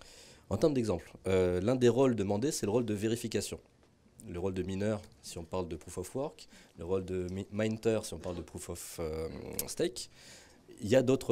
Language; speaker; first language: French; native; French